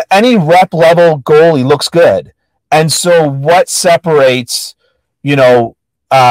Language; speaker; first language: English; native; English